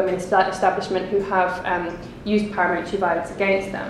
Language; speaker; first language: English; native; English